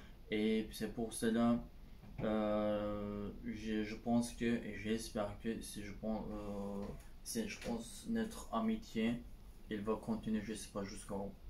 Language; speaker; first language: French; non-native, learner; Turkish